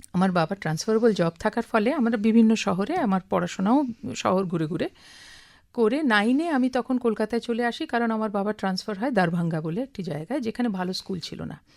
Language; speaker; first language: Bangla; native; Bangla